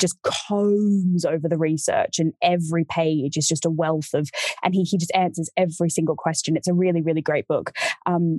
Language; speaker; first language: English; native; English